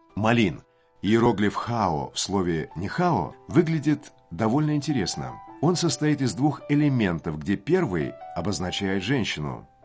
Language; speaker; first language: Russian; native; Russian